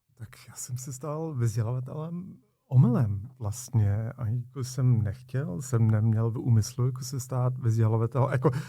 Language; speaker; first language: Czech; non-native, fluent; English